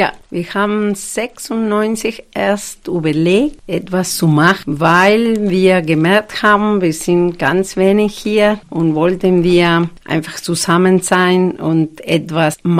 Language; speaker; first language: German; non-native, fluent; Spanish